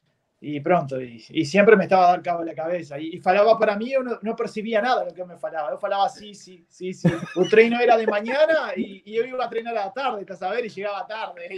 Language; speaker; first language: Portuguese; non-native, fluent; Spanish